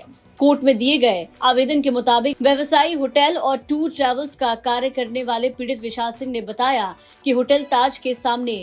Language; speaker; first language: Hindi; native; Hindi